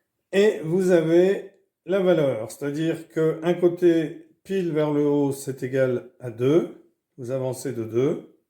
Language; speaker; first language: French; native; French